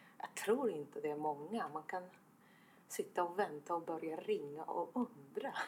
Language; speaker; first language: Swedish; non-native, fluent; Estonian